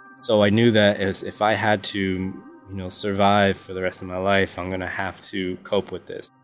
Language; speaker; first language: English; native; English